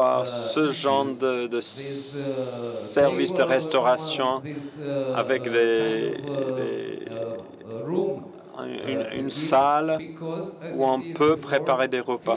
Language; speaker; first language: French; non-native, fluent; Romanian